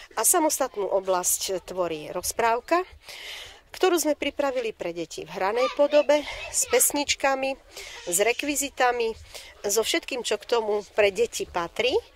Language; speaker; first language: Slovak; native; Slovak